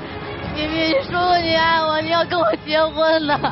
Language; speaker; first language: Chinese; native; Chinese